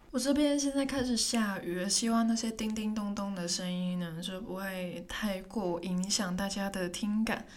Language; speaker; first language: Chinese; non-native, local second language; Cantonese